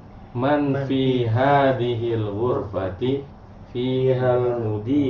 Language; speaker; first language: Arabic; non-native, learner; Indonesian